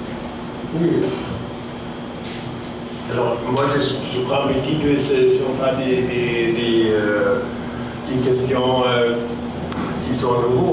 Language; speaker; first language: French; non-native, fluent; German